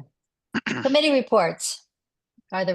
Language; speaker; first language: English; native; English